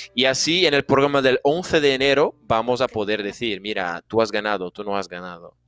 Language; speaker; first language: Spanish; non-native, fluent; Portuguese